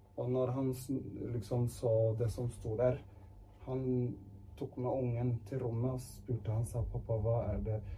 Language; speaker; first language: Norwegian; early bilingual, other home language; Urdu